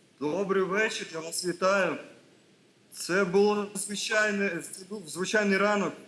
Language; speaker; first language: Ukrainian; non-native, local second language; Russian